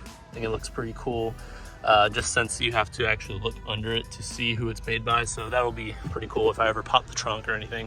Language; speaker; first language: English; native; English